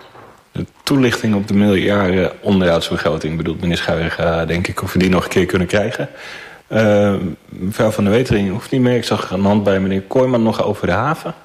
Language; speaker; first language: Dutch; native; Dutch